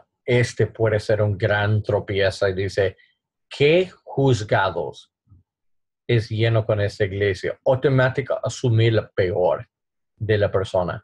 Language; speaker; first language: Spanish; non-native, learner; English